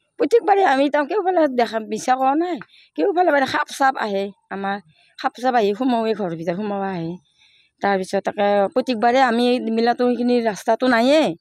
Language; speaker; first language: Assamese; native; Assamese